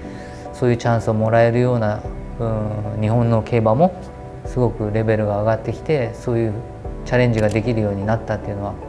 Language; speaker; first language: Japanese; native; Japanese